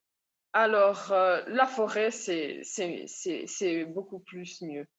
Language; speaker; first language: French; non-native, local second language; Comorian